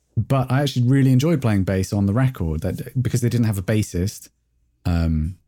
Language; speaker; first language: English; native; English